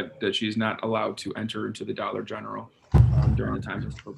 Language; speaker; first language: English; native; English